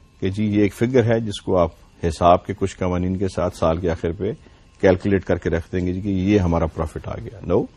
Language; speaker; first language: Urdu; non-native, local second language; Punjabi